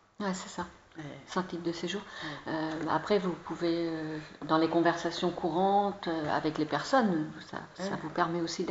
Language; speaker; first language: French; native; French